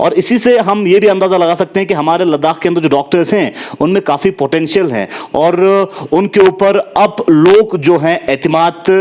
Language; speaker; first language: Hindi; non-native, local second language; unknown